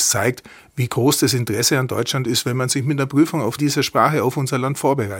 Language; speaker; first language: German; native; German